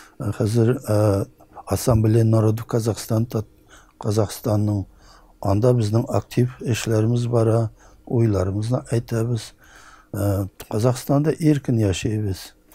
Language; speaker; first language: Tatar; early bilingual, heritage; Tatar